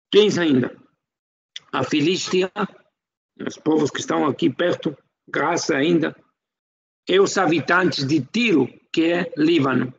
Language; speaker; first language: Portuguese; non-native, fluent; Spanish